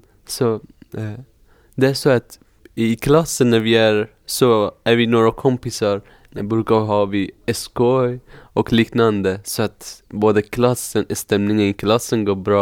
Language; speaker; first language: Swedish; non-native, fluent; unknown